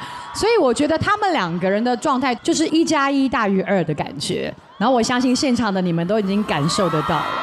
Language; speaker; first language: Chinese; native; Chinese